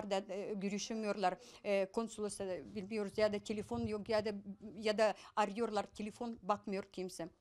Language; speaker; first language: Turkish; non-native, learner; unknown